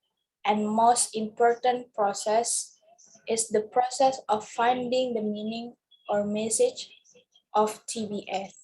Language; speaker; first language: English; non-native, learner; Indonesian